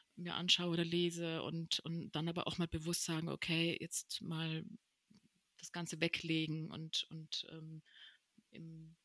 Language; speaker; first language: German; early bilingual, other home language; Spanish